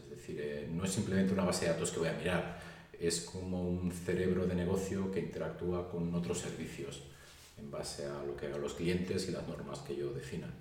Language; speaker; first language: Spanish; native; Spanish